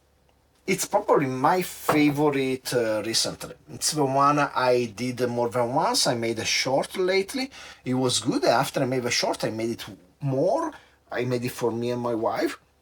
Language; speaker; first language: English; non-native, fluent; Italian